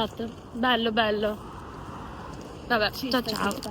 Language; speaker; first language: Italian; early bilingual, other home language; Filipino